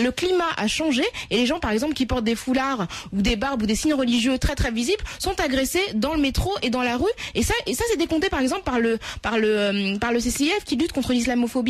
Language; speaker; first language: French; native; French